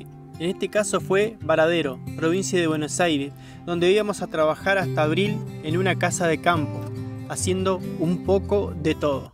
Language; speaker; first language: Spanish; native; Spanish